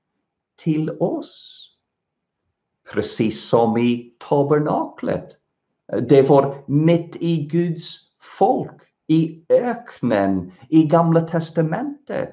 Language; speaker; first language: Swedish; non-native, fluent; English